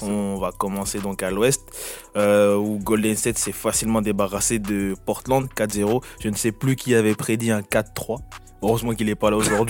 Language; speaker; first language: French; native; French